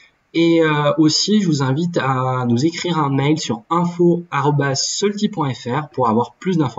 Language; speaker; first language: French; native; French